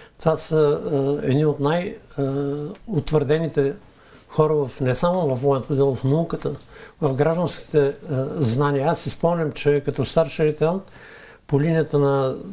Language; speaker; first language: Bulgarian; native; Bulgarian